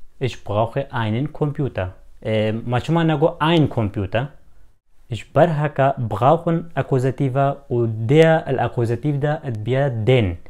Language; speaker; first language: German; non-native, fluent; Kurdish